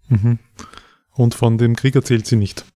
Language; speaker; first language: German; native; German